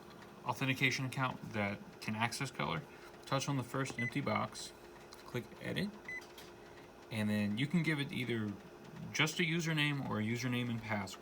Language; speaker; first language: English; native; English